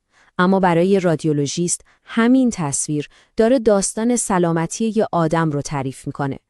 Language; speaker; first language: Persian; native; Persian